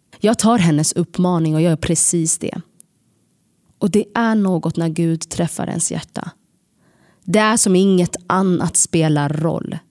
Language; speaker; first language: Swedish; early bilingual, other home language; Tigrinya